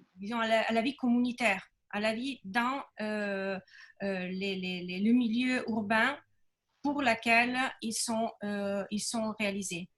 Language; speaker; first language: French; non-native, fluent; Italian